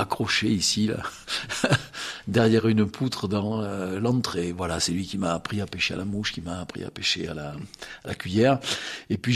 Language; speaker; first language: French; native; French